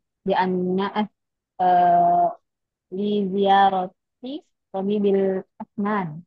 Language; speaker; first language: Arabic; non-native, learner; Indonesian